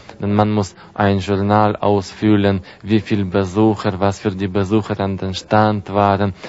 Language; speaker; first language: German; non-native, fluent; Russian